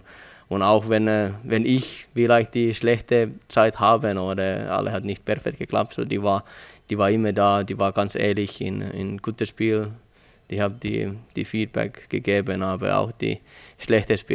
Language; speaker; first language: German; non-native, learner; Finnish